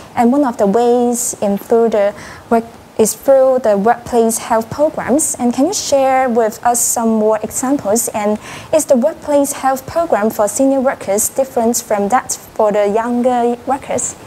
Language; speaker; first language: English; non-native, local second language; Cantonese